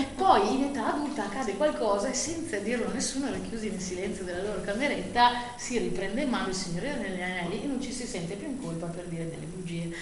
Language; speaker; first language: Italian; native; Italian